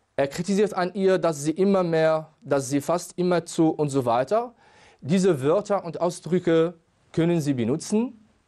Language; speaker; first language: German; non-native, fluent; Arabic